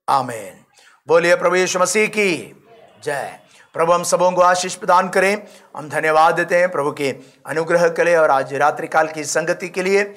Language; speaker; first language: Hindi; non-native, local second language; Malayalam